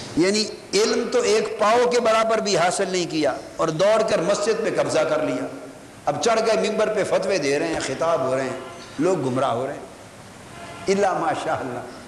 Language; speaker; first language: Urdu; non-native, local second language; Punjabi